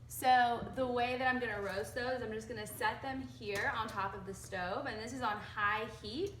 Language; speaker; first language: English; early bilingual, other home language; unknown